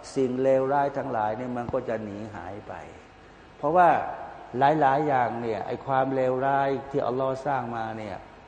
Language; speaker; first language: Thai; native; Thai